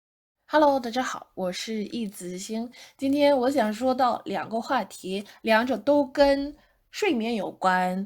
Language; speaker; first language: Chinese; non-native, fluent; English